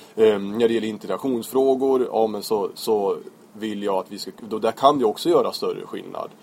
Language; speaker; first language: Swedish; native; Swedish